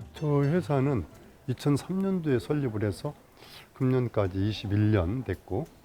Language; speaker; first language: Korean; native; Korean